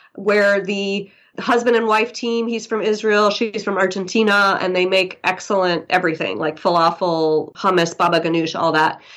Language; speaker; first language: English; native; English